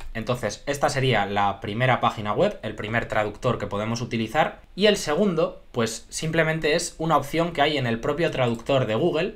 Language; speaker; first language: Spanish; native; Spanish